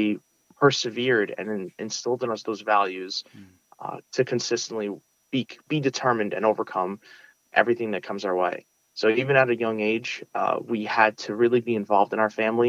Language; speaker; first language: English; early bilingual, other home language; Russian